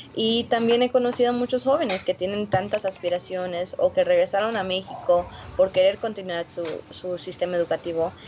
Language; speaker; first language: Spanish; early bilingual, heritage; Spanish